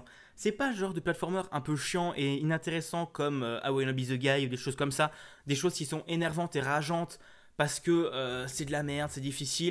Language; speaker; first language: French; native; French